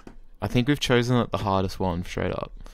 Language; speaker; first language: English; native; English